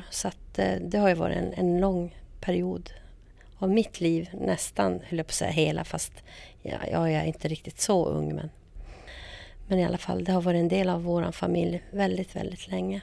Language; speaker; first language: Swedish; native; Swedish